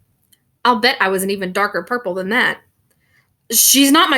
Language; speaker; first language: English; native; English